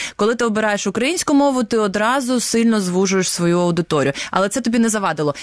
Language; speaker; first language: Ukrainian; non-native, local second language; Russian